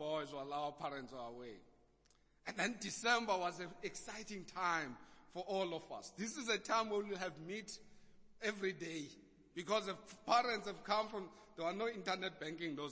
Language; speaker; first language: English; non-native, local second language; Xhosa